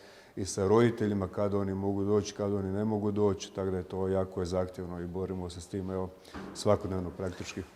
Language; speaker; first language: Croatian; native; Croatian